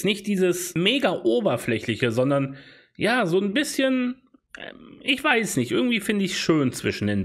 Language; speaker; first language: German; native; German